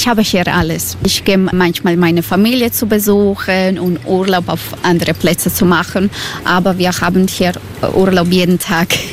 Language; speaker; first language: German; non-native, learner; Croatian